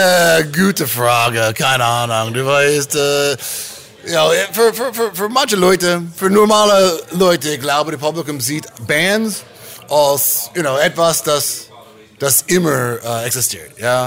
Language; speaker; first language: German; non-native, learner; English